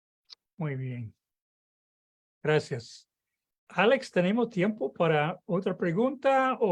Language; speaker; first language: Spanish; non-native, fluent; English